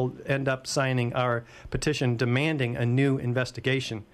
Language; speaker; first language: English; native; English